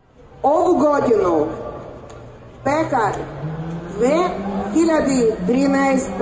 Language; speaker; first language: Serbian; non-native, fluent; Russian